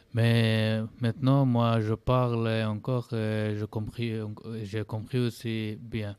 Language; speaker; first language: French; non-native, learner; Bangla